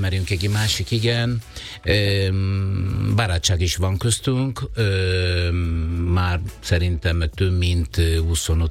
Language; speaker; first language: Hungarian; non-native, fluent; Italian